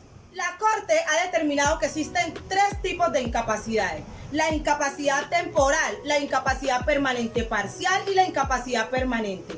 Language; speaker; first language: Spanish; native; Spanish